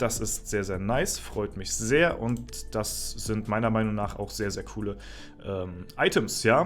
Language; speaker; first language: German; native; German